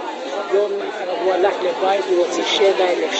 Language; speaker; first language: Hebrew; non-native, learner; Arabic